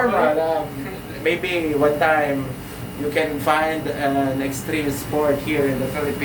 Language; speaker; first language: English; non-native, local second language; Filipino